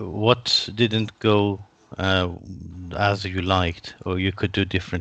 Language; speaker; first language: English; non-native, fluent; Persian